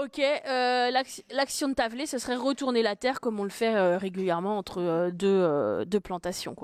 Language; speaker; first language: French; native; French